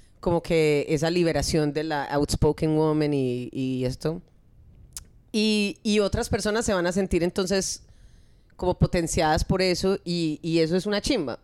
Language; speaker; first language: Spanish; early bilingual, heritage; Spanish